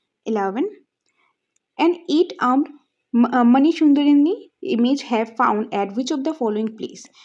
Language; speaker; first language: English; non-native, local second language; Bangla